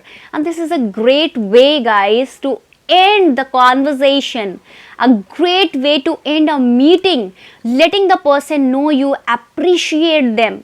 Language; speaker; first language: English; non-native, fluent; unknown